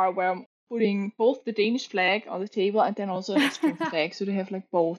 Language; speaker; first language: English; non-native, fluent; German